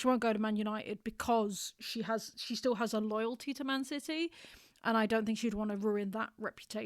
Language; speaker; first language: English; native; English